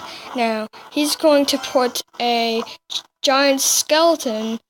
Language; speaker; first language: English; native; English